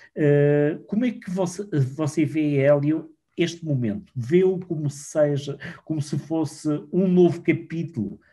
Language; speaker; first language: Portuguese; native; Portuguese